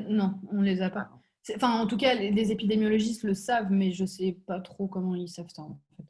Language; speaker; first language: French; native; French